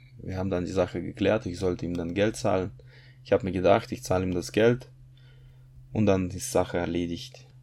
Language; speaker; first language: German; non-native, fluent; Russian